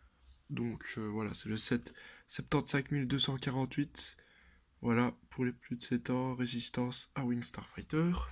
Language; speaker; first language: French; native; French